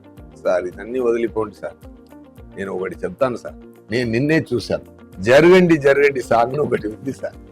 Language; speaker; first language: Telugu; non-native, fluent; Tamil